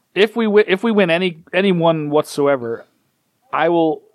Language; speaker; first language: English; native; English